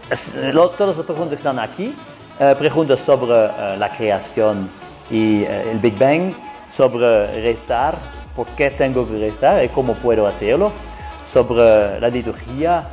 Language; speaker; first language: Spanish; non-native, fluent; Italian